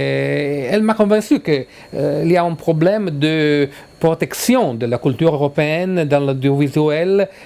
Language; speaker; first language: French; non-native, learner; Italian